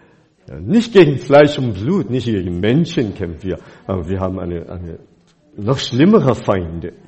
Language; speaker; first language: German; non-native, fluent; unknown